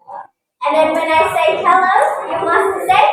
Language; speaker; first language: English; non-native, fluent; Indonesian